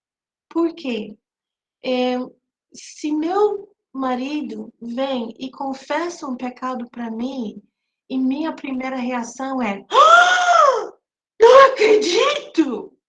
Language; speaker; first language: Portuguese; non-native, fluent; English